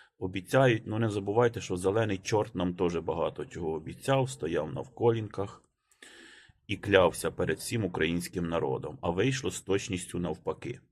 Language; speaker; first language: Ukrainian; native; Ukrainian